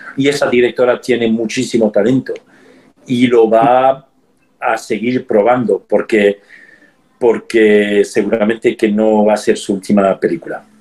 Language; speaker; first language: Spanish; early bilingual, heritage; Spanish